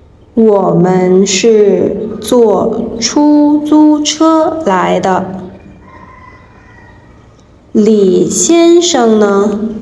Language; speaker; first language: Chinese; non-native, learner; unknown